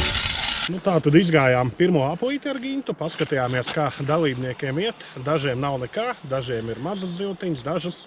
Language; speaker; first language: Latvian; native; Latvian